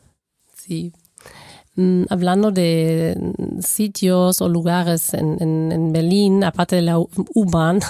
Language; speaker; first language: Spanish; non-native, fluent; German